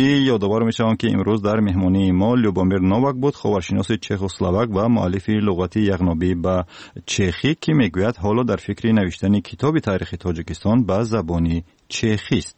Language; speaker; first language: Tajik; native; Tajik